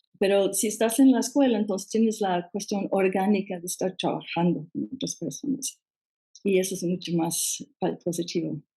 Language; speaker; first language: Spanish; non-native, fluent; English